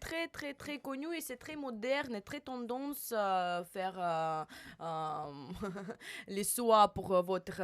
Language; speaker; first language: French; non-native, learner; Russian